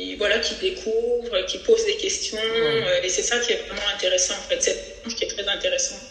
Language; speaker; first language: French; native; French